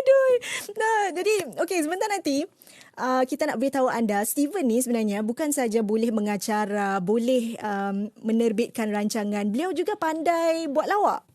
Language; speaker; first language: Malay; native; Malay